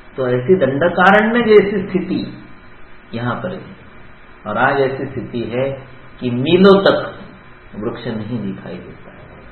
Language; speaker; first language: Hindi; non-native, local second language; Marathi